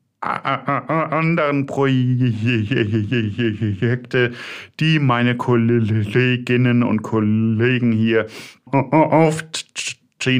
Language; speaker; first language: German; native; German